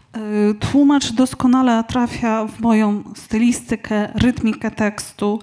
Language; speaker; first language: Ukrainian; non-native, fluent; Polish